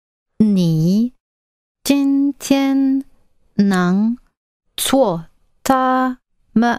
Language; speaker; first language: Chinese; non-native, learner; English